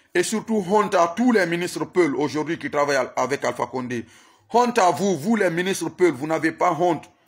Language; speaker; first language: French; non-native, local second language; Susu